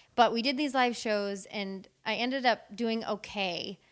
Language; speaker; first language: English; native; English